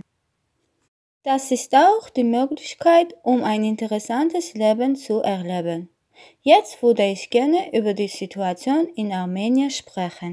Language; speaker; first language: German; non-native, learner; Armenian